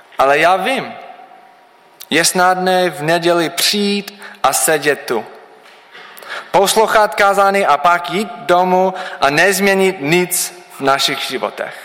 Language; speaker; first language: Czech; non-native, learner; English